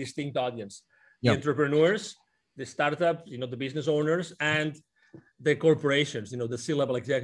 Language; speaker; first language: English; non-native, fluent; Spanish